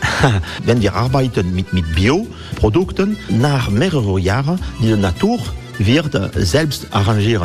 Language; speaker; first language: German; non-native, fluent; French